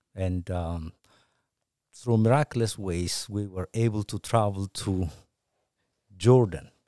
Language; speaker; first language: English; non-native, fluent; Tigrinya